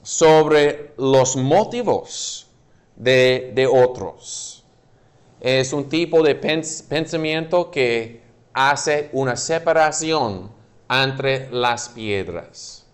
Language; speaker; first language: Spanish; non-native, fluent; English